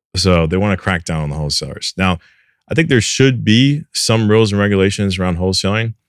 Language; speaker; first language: English; native; English